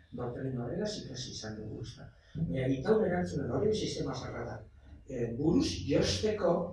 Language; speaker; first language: Basque; native; Basque